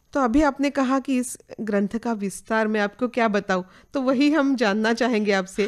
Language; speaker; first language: Hindi; non-native, local second language; Marathi